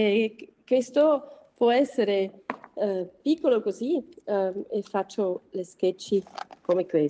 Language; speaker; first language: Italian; non-native, learner; German